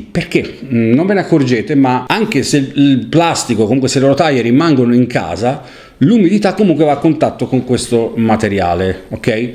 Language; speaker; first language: Italian; native; Italian